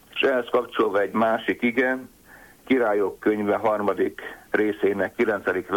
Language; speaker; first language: Hungarian; native; Hungarian